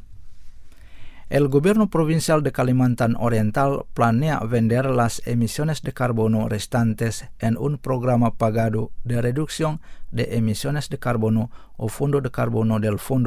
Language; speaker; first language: Spanish; non-native, fluent; Indonesian